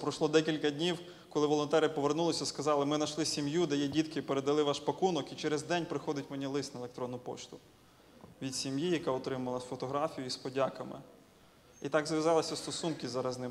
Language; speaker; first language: Ukrainian; native; Ukrainian